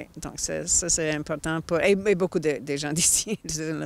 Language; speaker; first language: French; non-native, local second language; English